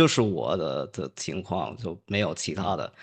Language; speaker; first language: Chinese; early bilingual, heritage; English